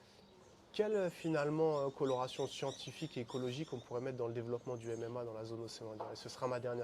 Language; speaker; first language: French; native; French